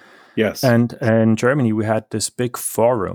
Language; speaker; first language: English; non-native, fluent; German